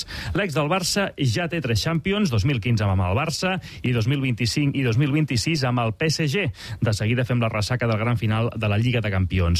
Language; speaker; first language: Catalan; native; Catalan